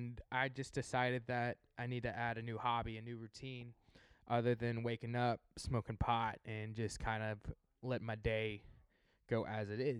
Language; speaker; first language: English; native; English